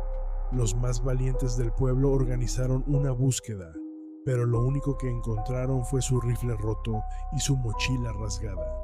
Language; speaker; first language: Spanish; native; Spanish